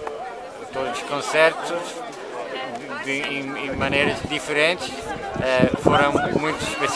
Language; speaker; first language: Portuguese; non-native, fluent; English